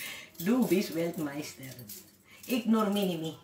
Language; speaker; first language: German; non-native, learner; Waray